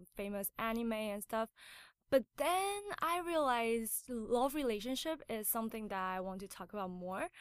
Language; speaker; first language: English; non-native, fluent; Chinese